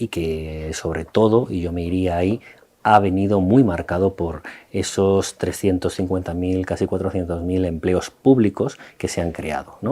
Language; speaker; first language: Spanish; native; Spanish